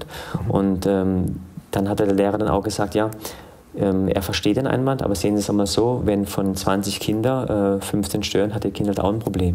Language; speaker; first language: German; early bilingual, other home language; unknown